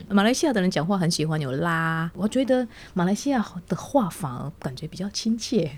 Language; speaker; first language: Chinese; native; Chinese